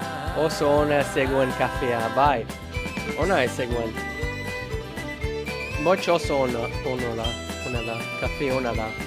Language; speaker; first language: Basque; non-native, learner; English